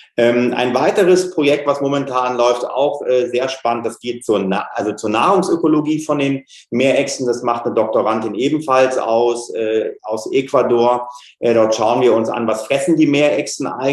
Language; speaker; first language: German; native; German